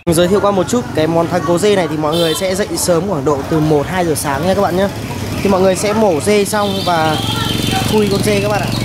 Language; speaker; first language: Vietnamese; native; Vietnamese